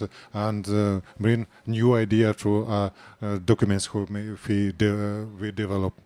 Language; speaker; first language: English; non-native, learner; Ukrainian